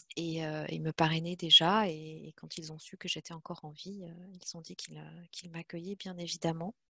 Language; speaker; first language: French; non-native, local second language; Kinyarwanda